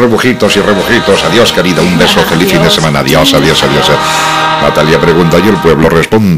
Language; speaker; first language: Spanish; native; Spanish